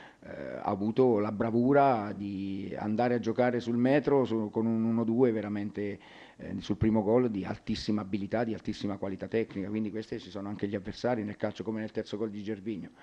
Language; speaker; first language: Italian; native; Italian